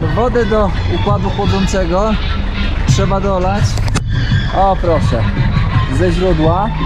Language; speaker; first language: Polish; native; Polish